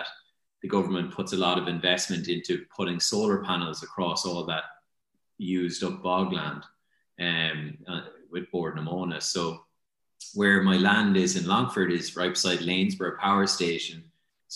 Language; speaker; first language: English; native; English